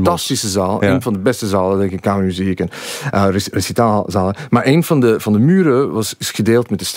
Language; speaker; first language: Dutch; non-native, fluent; English